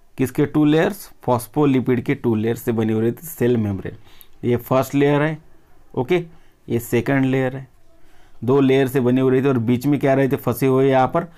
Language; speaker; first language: Hindi; non-native, local second language; Marathi